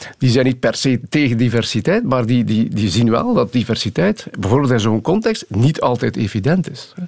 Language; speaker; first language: Dutch; native; Dutch